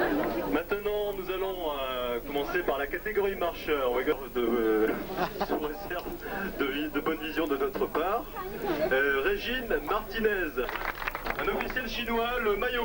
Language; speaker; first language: French; native; French